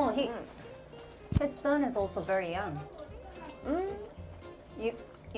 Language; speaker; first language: English; non-native, fluent; Korean